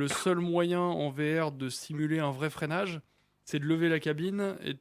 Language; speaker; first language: French; native; French